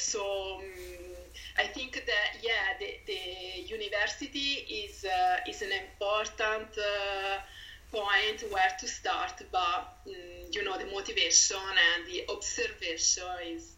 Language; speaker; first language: English; non-native, fluent; Italian